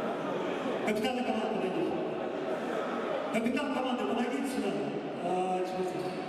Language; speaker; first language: Russian; native; Russian